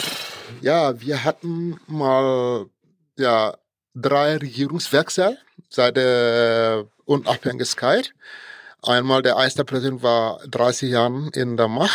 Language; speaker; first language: German; non-native, fluent; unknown